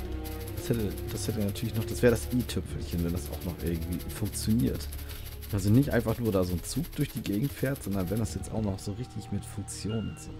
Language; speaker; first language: German; native; German